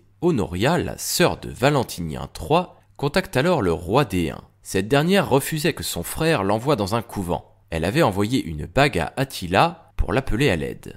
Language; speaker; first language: French; native; French